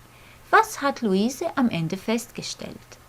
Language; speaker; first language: German; non-native, fluent; Croatian